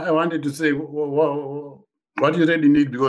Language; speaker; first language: English; non-native, local second language; Shona